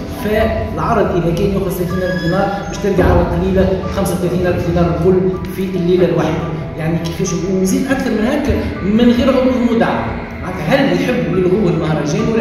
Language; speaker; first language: Arabic; native; Arabic